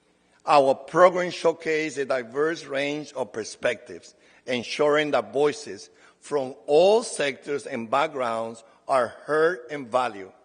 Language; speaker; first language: English; non-native, fluent; Spanish